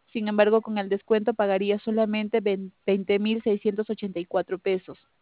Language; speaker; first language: Spanish; native; Spanish